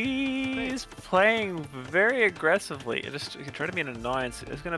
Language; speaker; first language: English; native; English